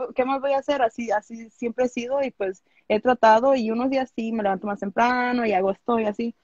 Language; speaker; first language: Spanish; early bilingual, heritage; Spanish